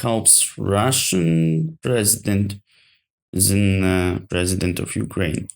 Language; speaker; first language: English; non-native, learner; Ukrainian